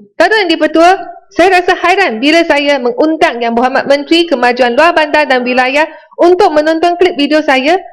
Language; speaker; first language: Malay; non-native, local second language; Chinese